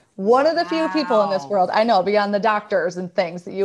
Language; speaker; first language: English; native; English